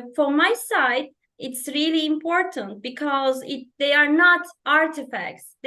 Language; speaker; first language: English; non-native, fluent; Turkish